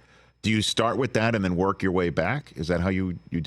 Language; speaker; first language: English; native; English